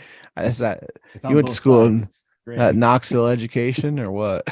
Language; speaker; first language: English; native; English